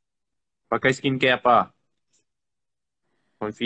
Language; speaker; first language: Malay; non-native, local second language; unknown